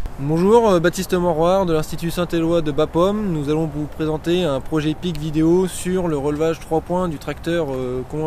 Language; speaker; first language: French; native; French